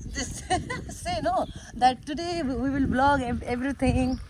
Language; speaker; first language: English; non-native, fluent; Nepali